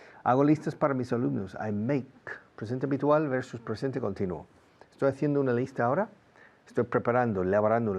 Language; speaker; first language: Spanish; non-native, fluent; English